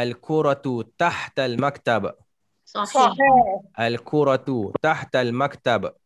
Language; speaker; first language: Arabic; non-native, fluent; Malay